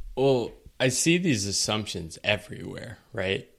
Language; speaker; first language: English; native; English